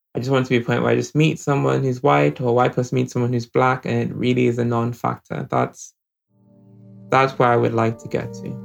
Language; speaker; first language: English; non-native, local second language; Yoruba